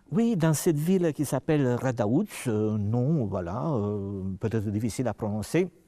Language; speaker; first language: French; non-native, fluent; Romanian